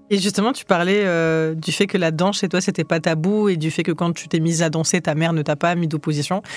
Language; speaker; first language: French; early bilingual, other home language; Arabic